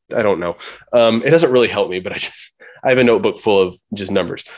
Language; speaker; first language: English; native; English